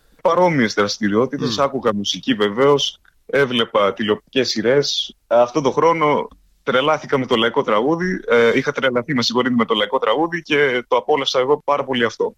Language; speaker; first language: Greek; early bilingual, heritage; Greek